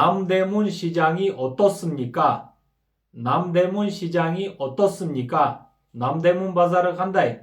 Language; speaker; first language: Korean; non-native, fluent; Kyrgyz